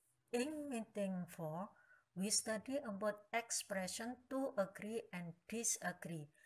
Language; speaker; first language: English; non-native, learner; Indonesian